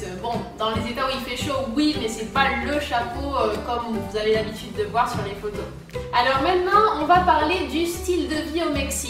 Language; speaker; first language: French; native; French